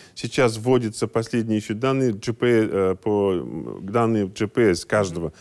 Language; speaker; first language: Russian; non-native, local second language; Kazakh